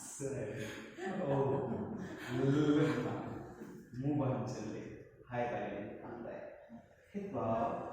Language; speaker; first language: Vietnamese; non-native, learner; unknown